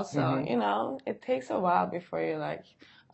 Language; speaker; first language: English; non-native, fluent; Swedish